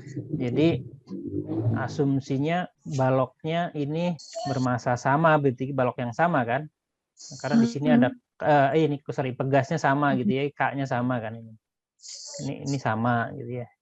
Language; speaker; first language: Indonesian; native; Indonesian